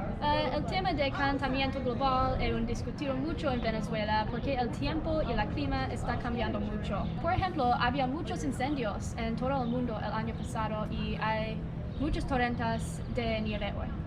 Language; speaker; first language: Spanish; non-native, learner; English